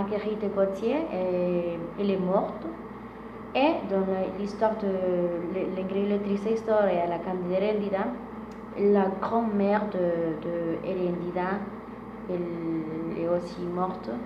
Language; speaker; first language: French; non-native, fluent; Spanish